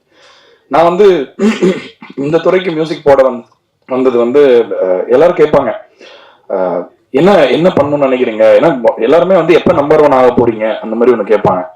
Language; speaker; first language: Tamil; native; Tamil